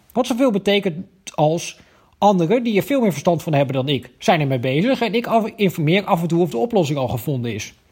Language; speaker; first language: Dutch; native; Dutch